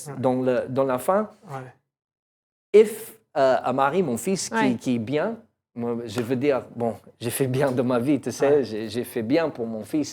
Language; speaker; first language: French; non-native, learner; English